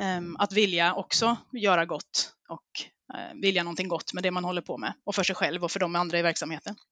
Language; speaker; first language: Swedish; native; Swedish